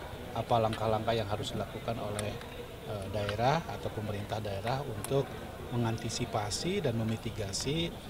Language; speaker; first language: Indonesian; native; Indonesian